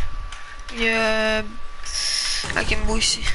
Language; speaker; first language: French; native; French